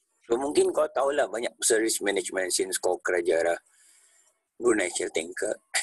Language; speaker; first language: English; non-native, local second language; Malay